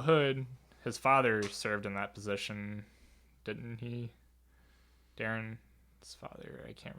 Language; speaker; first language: English; native; English